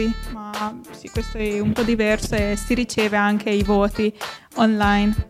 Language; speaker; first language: Italian; non-native, fluent; Hungarian